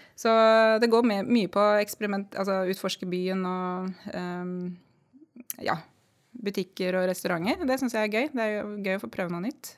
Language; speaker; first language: Norwegian; native; Norwegian